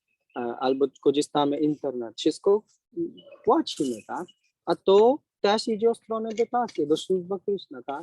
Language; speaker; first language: Polish; non-native, learner; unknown